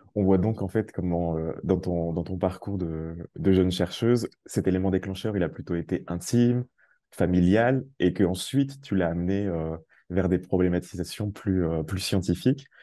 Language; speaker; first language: French; native; French